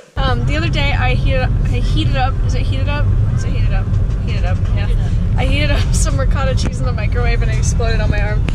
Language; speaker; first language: English; native; English